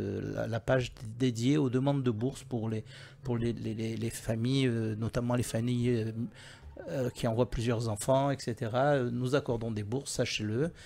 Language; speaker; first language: French; native; French